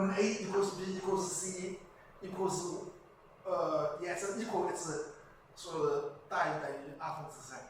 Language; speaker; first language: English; non-native, fluent; Chinese